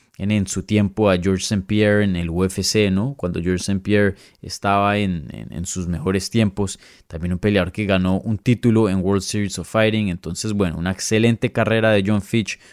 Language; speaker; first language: Spanish; native; Spanish